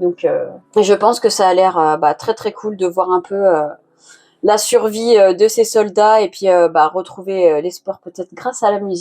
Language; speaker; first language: French; native; French